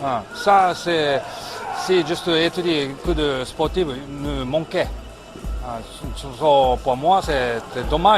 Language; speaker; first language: French; non-native, learner; Japanese